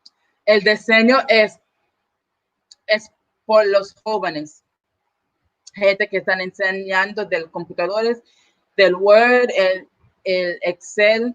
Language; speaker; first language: Spanish; non-native, learner; English